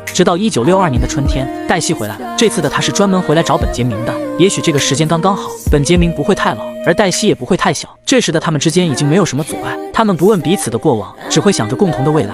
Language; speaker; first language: Chinese; native; Chinese